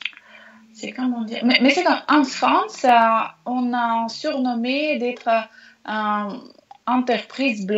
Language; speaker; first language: French; non-native, learner; Russian